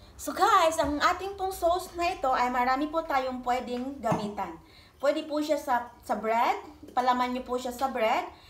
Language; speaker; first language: Filipino; non-native, local second language; Cebuano